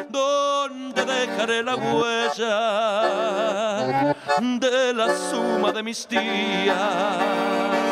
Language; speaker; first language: Spanish; native; Spanish